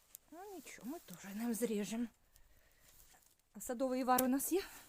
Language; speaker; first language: Ukrainian; non-native, local second language; Russian